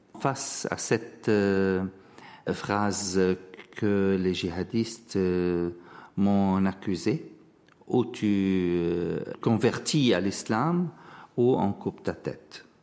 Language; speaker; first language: French; non-native, fluent; Arabic